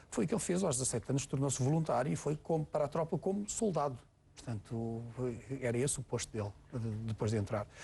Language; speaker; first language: Portuguese; native; Portuguese